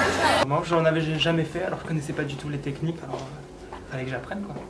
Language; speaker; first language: French; native; French